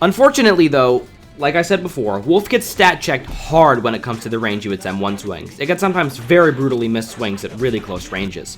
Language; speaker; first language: English; native; English